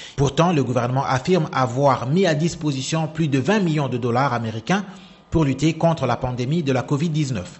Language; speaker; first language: French; non-native, local second language; Lingala